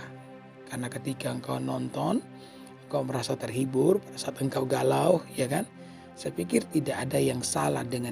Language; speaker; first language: Indonesian; native; Indonesian